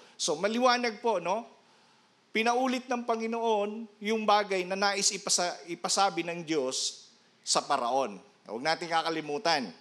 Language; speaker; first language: Filipino; non-native, local second language; Bikol